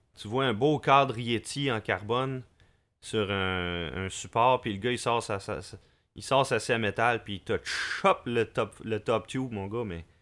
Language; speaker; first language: French; native; French